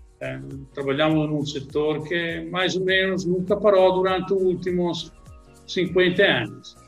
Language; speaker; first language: Portuguese; non-native, learner; Italian